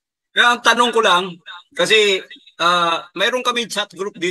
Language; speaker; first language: Filipino; native; Filipino